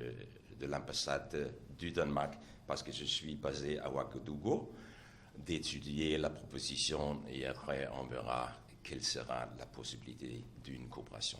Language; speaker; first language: French; non-native, fluent; Danish